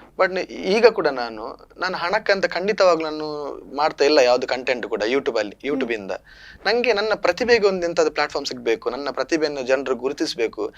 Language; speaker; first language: Kannada; non-native, local second language; Tulu